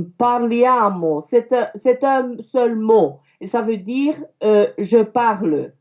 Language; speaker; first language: French; early bilingual, other home language; Turkish